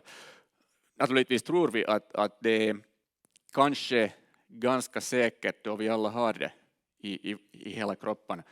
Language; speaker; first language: Swedish; non-native, learner; Finnish